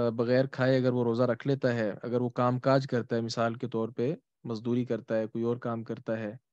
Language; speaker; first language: Urdu; native; Urdu